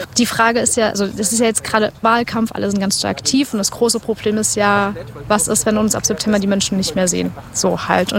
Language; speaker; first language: German; native; German